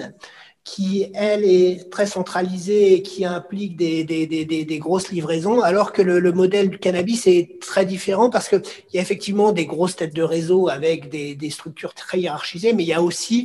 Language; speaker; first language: French; native; French